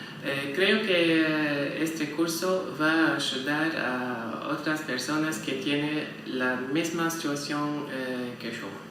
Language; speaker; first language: Spanish; non-native, learner; Arabic